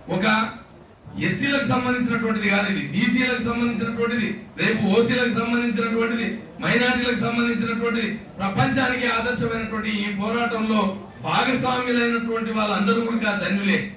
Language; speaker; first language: Telugu; native; Telugu